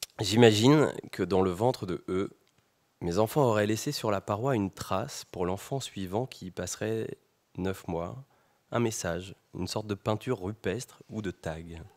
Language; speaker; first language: French; native; French